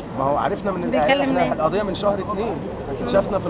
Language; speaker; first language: Arabic; native; Arabic